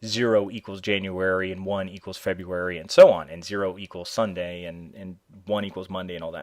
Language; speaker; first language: English; native; English